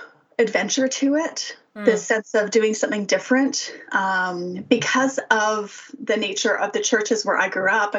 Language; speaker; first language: English; native; English